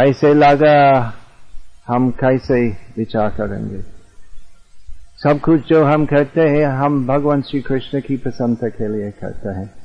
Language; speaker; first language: Hindi; non-native, fluent; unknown